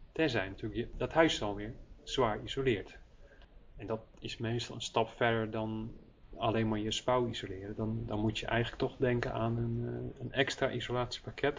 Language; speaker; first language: Dutch; early bilingual, heritage; Dutch